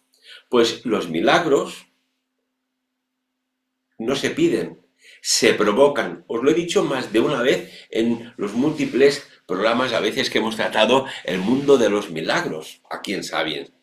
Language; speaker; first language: Spanish; non-native, local second language; Catalan